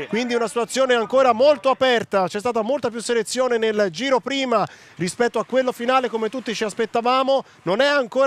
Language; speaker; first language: Italian; native; Italian